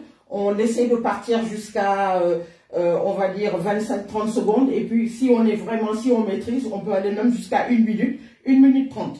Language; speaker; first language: French; native; French